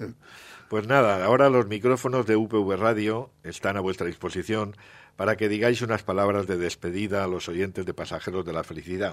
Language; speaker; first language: Spanish; native; Spanish